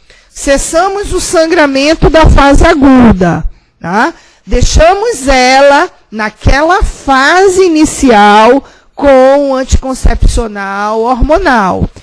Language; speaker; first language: Portuguese; native; Portuguese